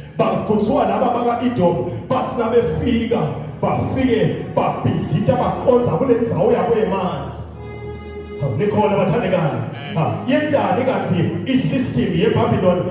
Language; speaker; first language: Zulu; non-native, local second language; Swati